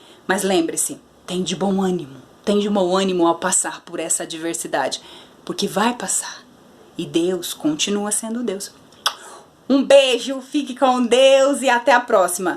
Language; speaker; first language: Portuguese; native; Portuguese